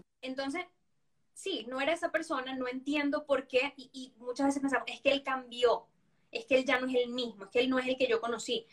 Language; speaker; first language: Spanish; native; Spanish